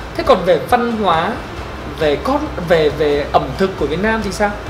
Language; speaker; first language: Vietnamese; native; Vietnamese